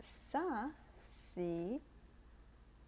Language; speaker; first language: French; non-native, fluent; English